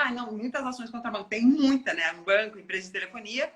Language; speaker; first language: Portuguese; native; Portuguese